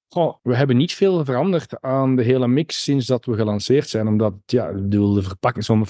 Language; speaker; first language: Dutch; native; Dutch